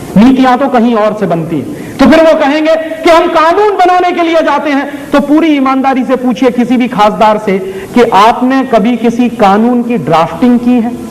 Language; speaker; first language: Hindi; native; Hindi